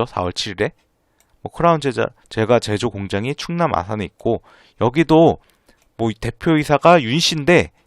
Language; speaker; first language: Korean; native; Korean